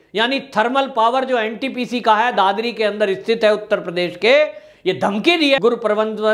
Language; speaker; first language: Hindi; native; Hindi